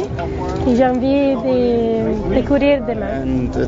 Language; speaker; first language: French; non-native, learner; Italian